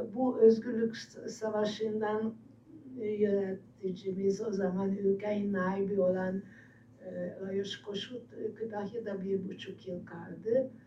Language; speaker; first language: Turkish; non-native, fluent; Hungarian